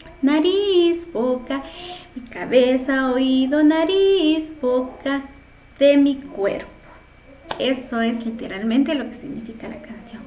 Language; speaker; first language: Spanish; non-native, local second language; Kʼicheʼ